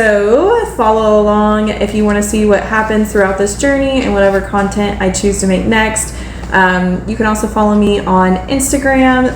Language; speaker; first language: English; native; English